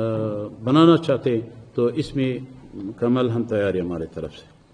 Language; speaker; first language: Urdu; non-native, fluent; Persian